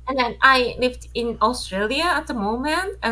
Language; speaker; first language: English; non-native, learner; Japanese